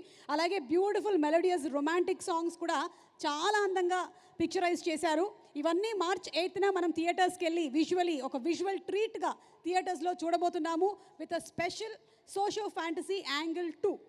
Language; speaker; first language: Telugu; native; Telugu